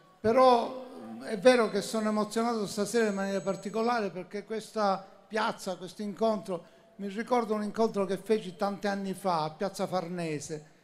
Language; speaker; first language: Italian; native; Italian